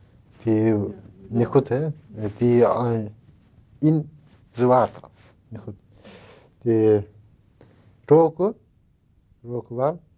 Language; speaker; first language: Dutch; non-native, learner; Turkish